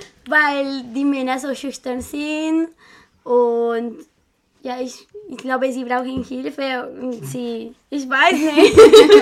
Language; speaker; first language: German; non-native, fluent; Spanish